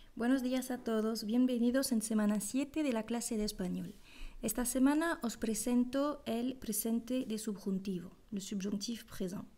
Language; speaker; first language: Spanish; non-native, fluent; French